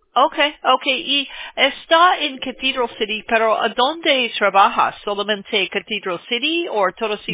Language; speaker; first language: Spanish; non-native, learner; English